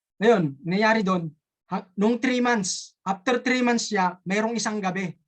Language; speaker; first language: Filipino; native; Filipino